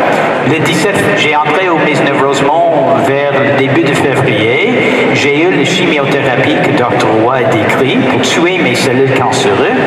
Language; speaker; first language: French; non-native, fluent; English